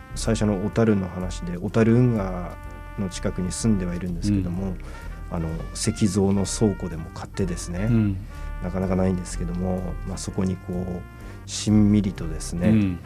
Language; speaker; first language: Japanese; native; Japanese